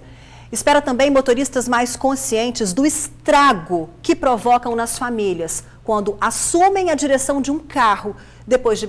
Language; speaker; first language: Portuguese; native; Portuguese